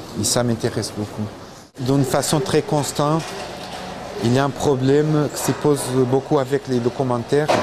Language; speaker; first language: French; non-native, fluent; Portuguese